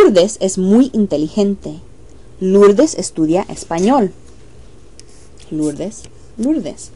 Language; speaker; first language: Spanish; non-native, fluent; English